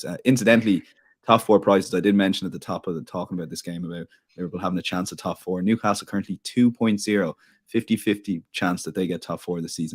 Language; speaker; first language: English; native; English